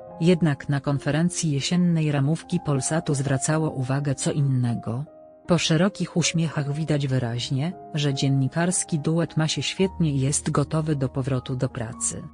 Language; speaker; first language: Polish; native; Polish